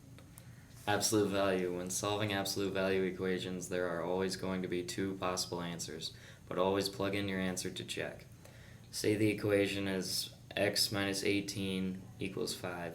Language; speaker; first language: English; native; English